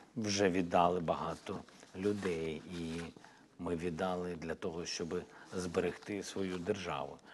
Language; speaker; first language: Ukrainian; non-native, local second language; Russian